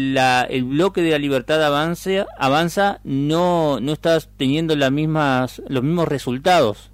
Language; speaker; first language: Spanish; native; Spanish